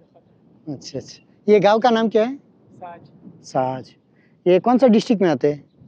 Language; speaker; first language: Hindi; non-native, learner; Bangla